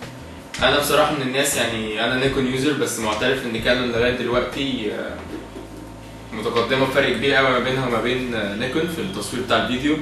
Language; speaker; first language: Arabic; native; Arabic